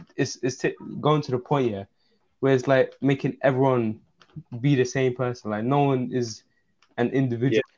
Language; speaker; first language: English; native; English